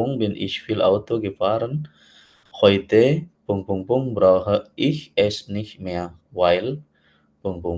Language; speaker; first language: German; non-native, learner; Indonesian